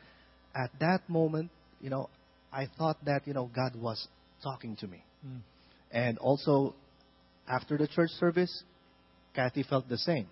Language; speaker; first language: English; non-native, local second language; Filipino